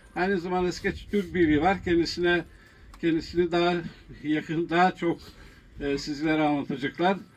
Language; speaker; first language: Turkish; native; Turkish